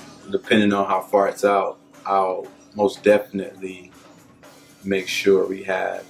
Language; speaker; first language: English; native; English